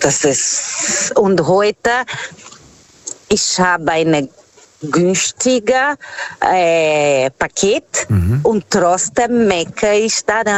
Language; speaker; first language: German; non-native, learner; Portuguese